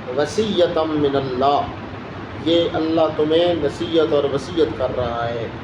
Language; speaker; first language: Urdu; non-native, local second language; Punjabi